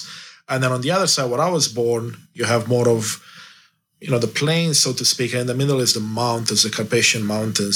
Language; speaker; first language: English; non-native, fluent; Romanian